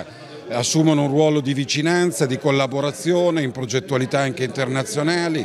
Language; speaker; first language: Italian; native; Italian